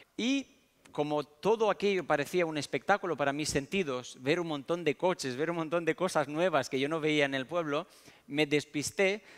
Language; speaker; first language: Spanish; early bilingual, other home language; Romanian